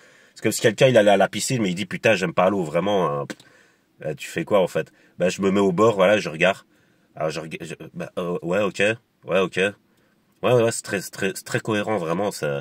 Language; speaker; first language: French; native; French